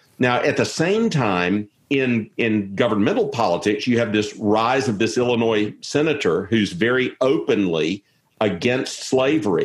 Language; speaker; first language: English; native; English